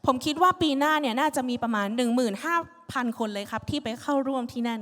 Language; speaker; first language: Thai; native; Thai